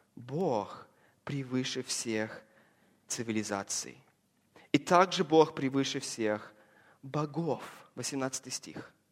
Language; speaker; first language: Russian; early bilingual, heritage; Russian